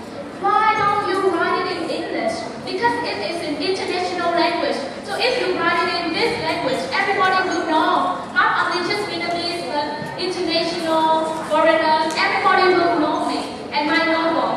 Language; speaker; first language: English; non-native, learner; Vietnamese